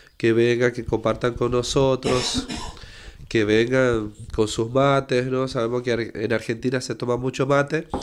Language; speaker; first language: Spanish; native; Spanish